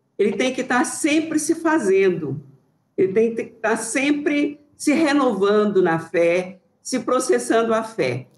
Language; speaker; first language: Portuguese; native; Portuguese